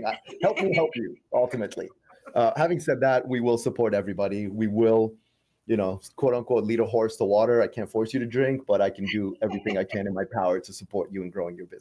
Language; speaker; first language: English; native; English